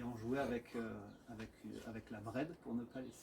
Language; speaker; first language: French; native; French